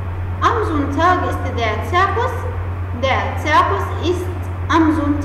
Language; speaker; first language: German; non-native, fluent; Arabic